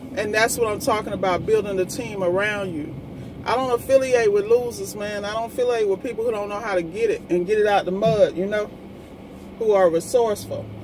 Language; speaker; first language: English; native; English